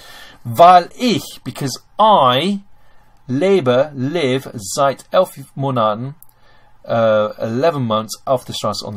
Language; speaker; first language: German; non-native, fluent; English